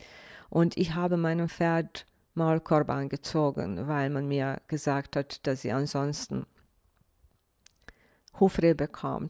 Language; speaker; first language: German; non-native, fluent; Bosnian